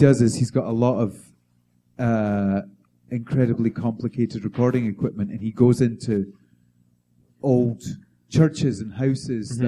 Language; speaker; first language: English; native; English